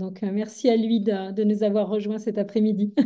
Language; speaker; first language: French; native; French